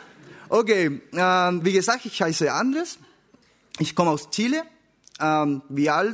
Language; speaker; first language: German; non-native, learner; Spanish